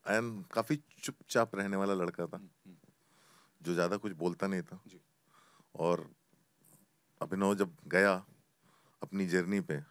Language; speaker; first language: Hindi; native; Hindi